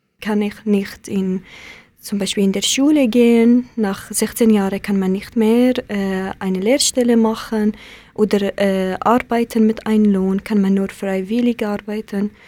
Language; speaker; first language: German; non-native, learner; Kurdish